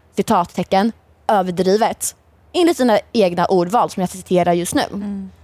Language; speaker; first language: Swedish; native; Swedish